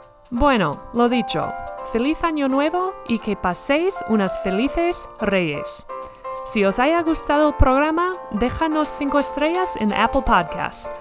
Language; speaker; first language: Spanish; non-native, fluent; English